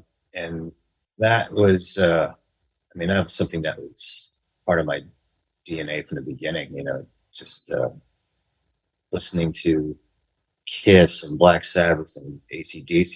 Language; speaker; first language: English; native; English